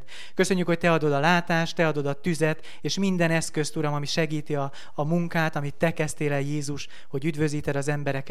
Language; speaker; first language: Hungarian; native; Hungarian